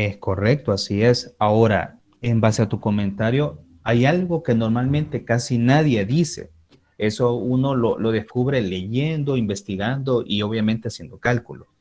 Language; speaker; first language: Spanish; native; Spanish